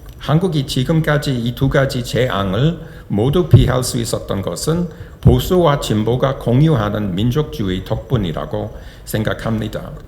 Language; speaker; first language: Korean; non-native, fluent; English